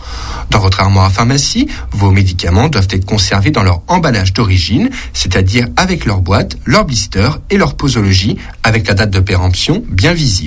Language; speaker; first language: French; native; French